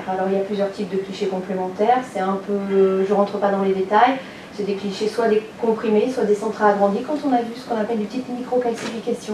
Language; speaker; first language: French; native; French